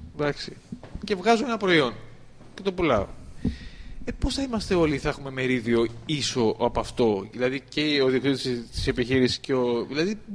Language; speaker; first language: Greek; native; Greek